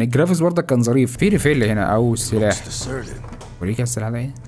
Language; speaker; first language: Arabic; native; Arabic